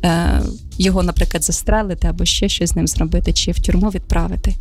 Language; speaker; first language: Ukrainian; native; Ukrainian